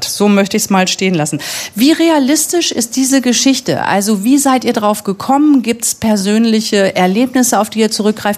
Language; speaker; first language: German; native; German